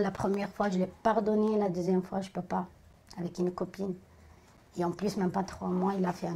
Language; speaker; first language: French; non-native, fluent; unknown